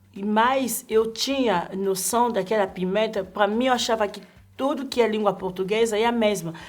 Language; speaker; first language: Portuguese; native; Portuguese